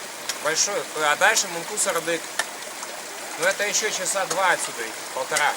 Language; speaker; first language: Russian; native; Russian